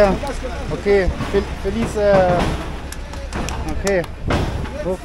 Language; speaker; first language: Spanish; non-native, learner; German